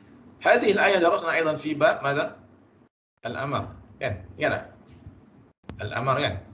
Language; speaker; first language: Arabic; non-native, fluent; Malay